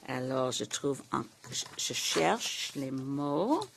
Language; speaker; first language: French; non-native, learner; English